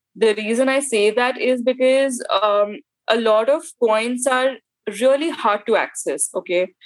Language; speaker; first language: English; non-native, local second language; Hindi